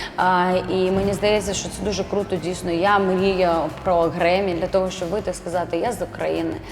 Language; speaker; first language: Ukrainian; non-native, local second language; Russian